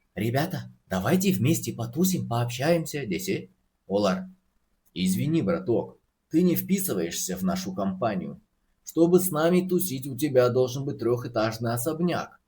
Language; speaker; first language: Russian; non-native, local second language; Kazakh